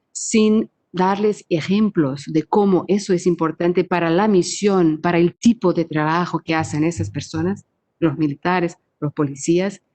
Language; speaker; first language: Spanish; non-native, fluent; Portuguese